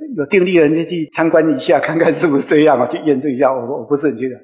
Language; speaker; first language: Chinese; non-native, local second language; Min Nan Chinese